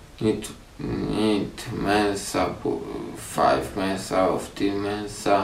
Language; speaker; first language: Dutch; non-native, learner; Polish